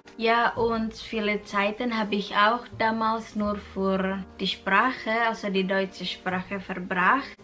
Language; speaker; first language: German; non-native, fluent; Indonesian